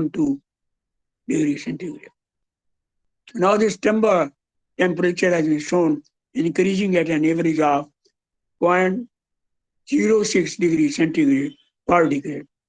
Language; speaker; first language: English; non-native, local second language; Hindi